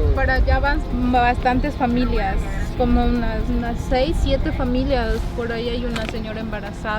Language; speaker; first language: Spanish; native; Spanish